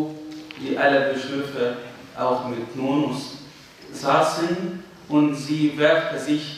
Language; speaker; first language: German; non-native, fluent; Arabic